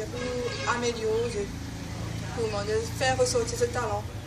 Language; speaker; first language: French; non-native, local second language; Morisyen